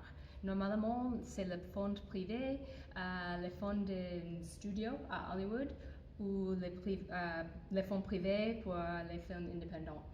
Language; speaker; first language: French; non-native, fluent; English